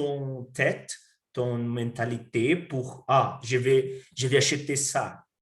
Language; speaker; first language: French; non-native, learner; Portuguese